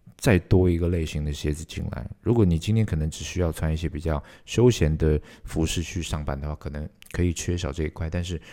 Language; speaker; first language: Chinese; non-native, local second language; Cantonese